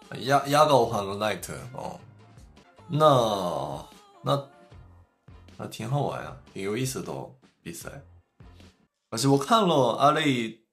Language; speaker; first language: Chinese; non-native, fluent; Korean